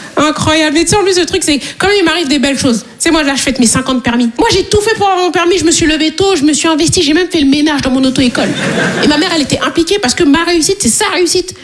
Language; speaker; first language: French; native; French